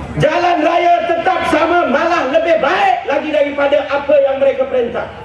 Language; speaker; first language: Malay; native; Malay